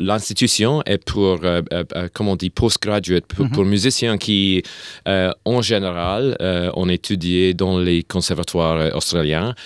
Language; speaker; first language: French; non-native, learner; English